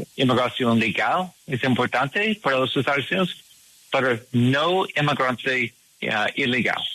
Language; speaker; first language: Spanish; non-native, learner; English